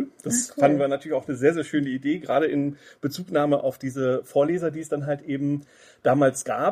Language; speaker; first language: German; native; German